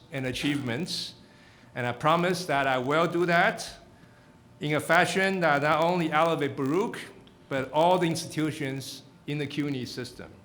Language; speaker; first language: English; non-native, fluent; Chinese